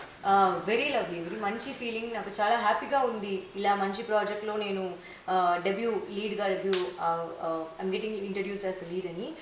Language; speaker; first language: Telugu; non-native, learner; Tamil